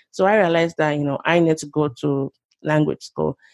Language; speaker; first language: English; non-native, local second language; Yoruba